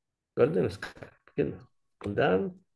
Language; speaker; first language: German; non-native, learner; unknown